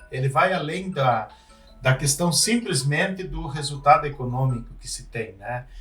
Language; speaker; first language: Portuguese; native; Portuguese